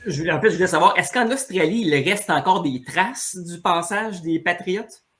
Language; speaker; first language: French; native; French